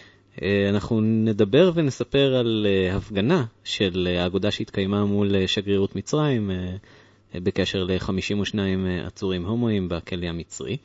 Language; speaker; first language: Hebrew; native; Hebrew